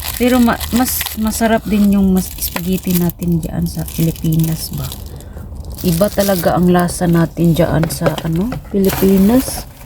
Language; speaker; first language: Filipino; non-native, local second language; Cebuano